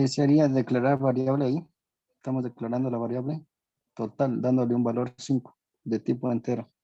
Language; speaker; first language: Spanish; native; Spanish